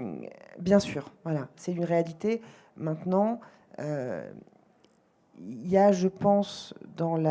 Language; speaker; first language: French; native; French